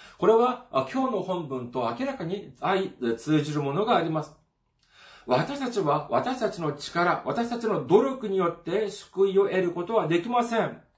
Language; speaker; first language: Japanese; non-native, fluent; Korean